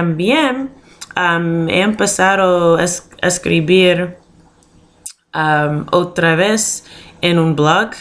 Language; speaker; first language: Spanish; non-native, learner; English